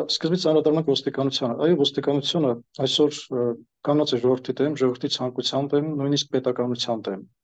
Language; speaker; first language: Armenian; native; Armenian